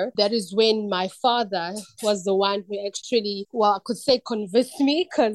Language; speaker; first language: English; non-native, local second language; Zulu